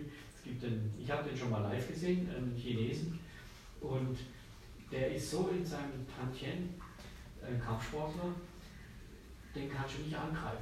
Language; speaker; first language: German; native; German